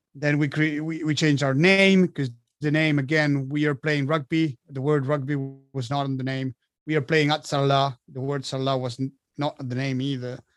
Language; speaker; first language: English; non-native, fluent; Spanish